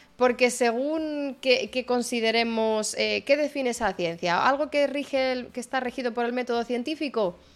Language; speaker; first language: Spanish; native; Spanish